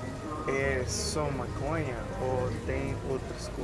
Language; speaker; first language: Portuguese; non-native, fluent; Spanish